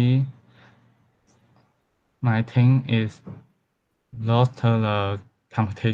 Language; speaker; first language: English; non-native, learner; Chinese